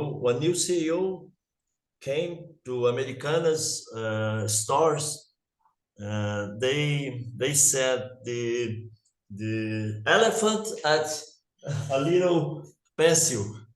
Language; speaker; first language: English; non-native, learner; Portuguese